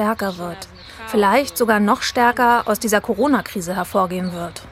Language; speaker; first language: German; native; German